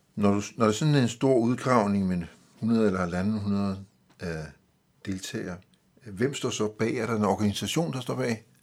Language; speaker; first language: Danish; native; Danish